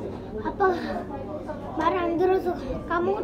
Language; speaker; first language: Korean; early bilingual, heritage; Korean